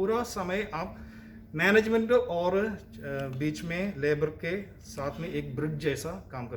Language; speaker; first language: Hindi; non-native, local second language; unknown